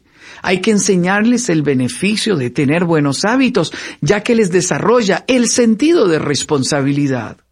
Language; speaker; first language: Spanish; native; Spanish